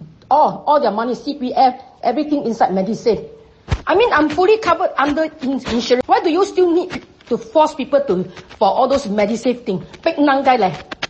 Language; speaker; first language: English; non-native, local second language; Min Nan Chinese